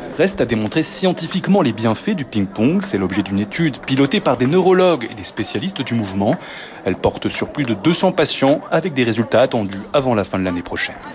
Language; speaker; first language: French; native; French